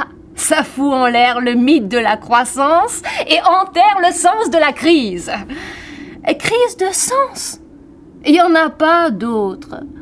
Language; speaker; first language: French; native; French